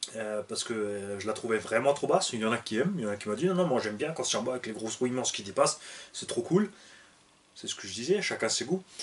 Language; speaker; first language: French; native; French